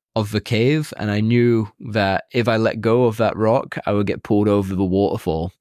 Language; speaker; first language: English; native; English